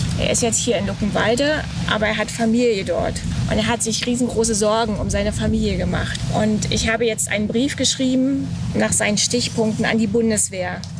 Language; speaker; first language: German; native; German